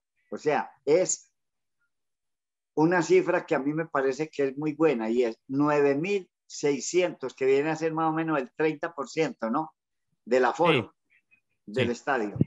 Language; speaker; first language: Spanish; native; Spanish